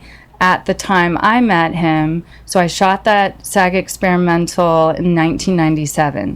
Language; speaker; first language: English; native; English